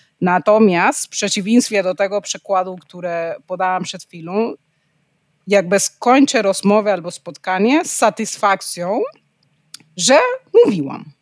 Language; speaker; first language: Polish; non-native, fluent; Spanish